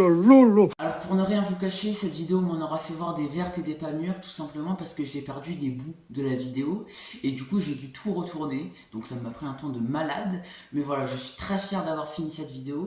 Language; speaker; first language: French; native; French